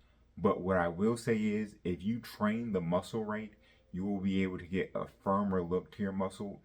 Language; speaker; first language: English; native; English